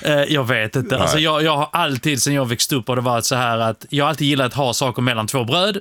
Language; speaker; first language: Swedish; early bilingual, other home language; Polish